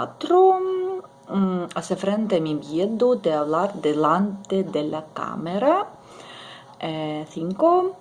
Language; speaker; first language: Spanish; non-native, learner; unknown